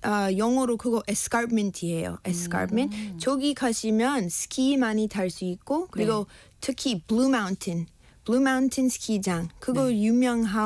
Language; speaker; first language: Korean; non-native, learner; English